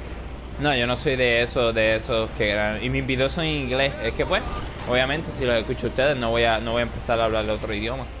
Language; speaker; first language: Spanish; early bilingual, heritage; Spanish